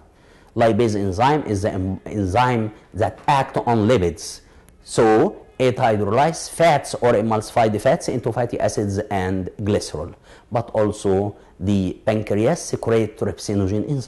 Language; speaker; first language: English; non-native, local second language; Arabic